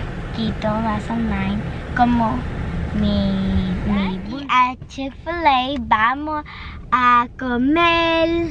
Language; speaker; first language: Spanish; early bilingual, heritage; English